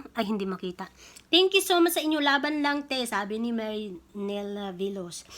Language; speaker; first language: Filipino; non-native, local second language; Cebuano